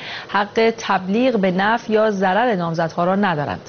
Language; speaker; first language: Persian; native; Persian